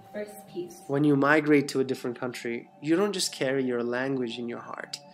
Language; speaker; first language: English; non-native, fluent; Bangla